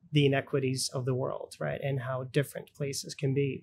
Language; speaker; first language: English; early bilingual, other home language; Russian